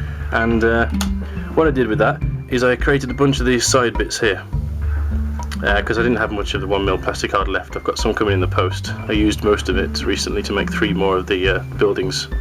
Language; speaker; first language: English; native; English